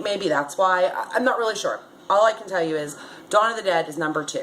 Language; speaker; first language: English; native; English